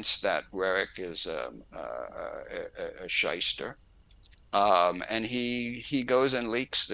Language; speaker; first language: English; native; English